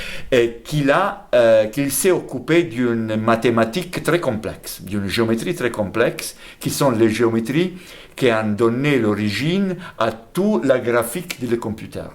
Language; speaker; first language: French; non-native, fluent; Italian